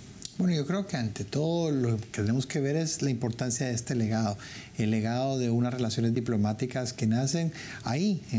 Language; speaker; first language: Spanish; native; Spanish